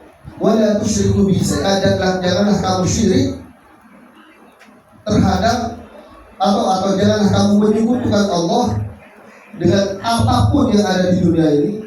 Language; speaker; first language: Indonesian; non-native, local second language; Javanese